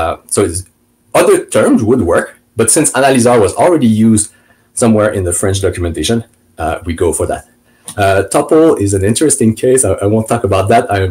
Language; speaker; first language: English; non-native, fluent; French